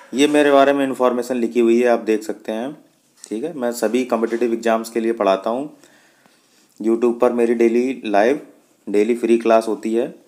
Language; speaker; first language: Hindi; native; Hindi